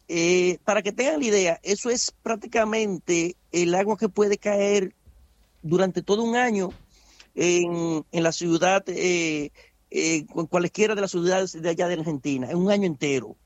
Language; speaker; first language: Spanish; native; Spanish